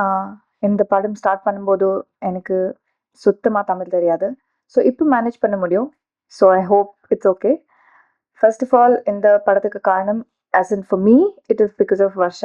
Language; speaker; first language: Tamil; non-native, learner; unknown